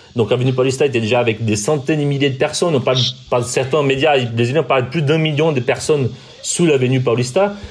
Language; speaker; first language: French; non-native, fluent; Portuguese